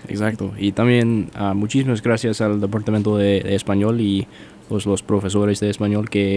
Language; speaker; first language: Spanish; non-native, learner; English